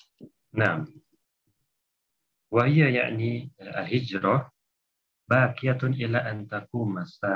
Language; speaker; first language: Arabic; non-native, fluent; Indonesian